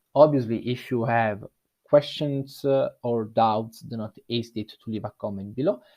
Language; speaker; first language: English; non-native, fluent; Italian